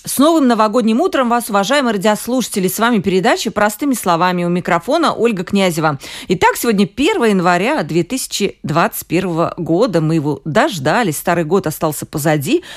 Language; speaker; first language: Russian; native; Russian